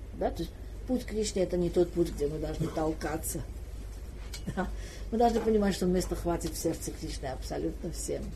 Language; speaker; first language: Russian; non-native, local second language; Armenian